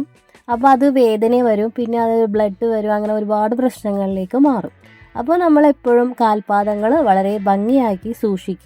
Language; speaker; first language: Malayalam; native; Malayalam